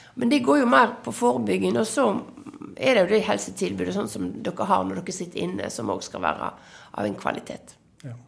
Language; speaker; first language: Norwegian; native; Norwegian